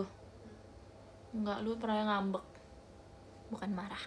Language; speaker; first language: Indonesian; native; Indonesian